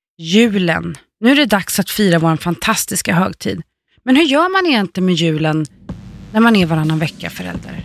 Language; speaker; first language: Swedish; native; Swedish